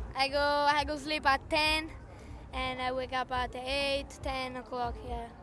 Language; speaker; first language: English; non-native, fluent; Italian